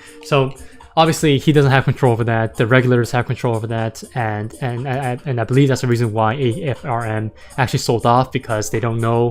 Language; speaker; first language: English; native; English